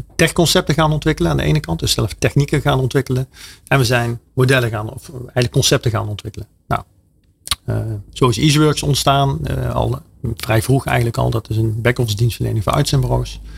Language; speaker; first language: Dutch; native; Dutch